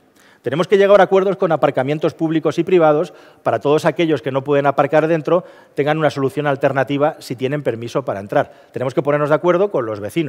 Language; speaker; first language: Spanish; native; Spanish